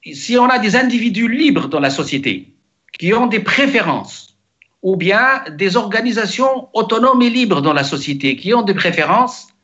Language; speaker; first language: French; non-native, local second language; Arabic